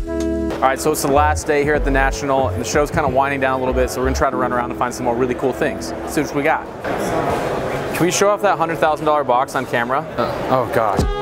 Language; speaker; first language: English; native; English